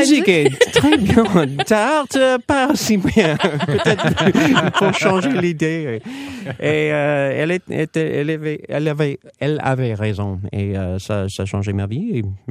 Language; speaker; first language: French; non-native, fluent; English